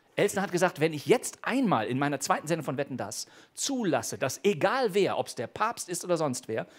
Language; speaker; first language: German; native; German